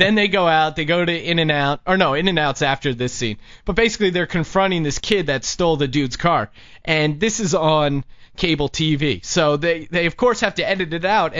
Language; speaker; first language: English; native; English